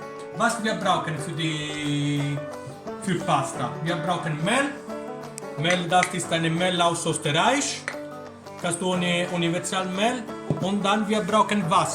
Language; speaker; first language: German; non-native, learner; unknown